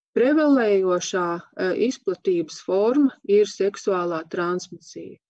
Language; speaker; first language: Latvian; native; Latvian